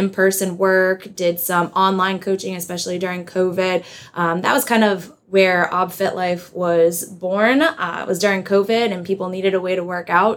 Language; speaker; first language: English; native; English